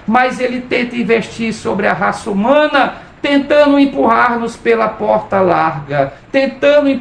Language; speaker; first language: Portuguese; native; Portuguese